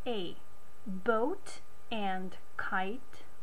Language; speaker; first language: English; non-native, fluent; Macedonian